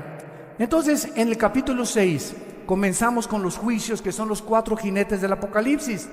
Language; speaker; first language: Spanish; native; Spanish